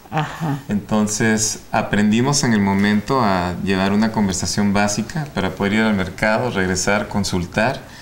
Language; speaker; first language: Spanish; native; Spanish